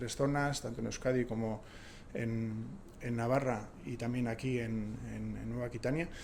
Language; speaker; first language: Spanish; native; Spanish